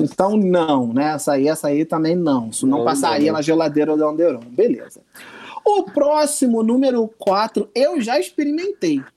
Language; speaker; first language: Portuguese; native; Portuguese